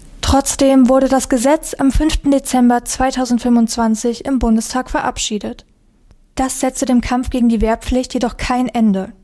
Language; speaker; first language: German; native; German